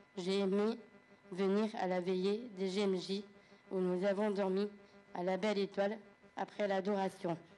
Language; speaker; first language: French; native; French